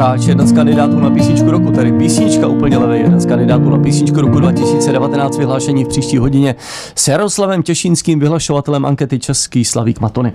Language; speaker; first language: Czech; native; Czech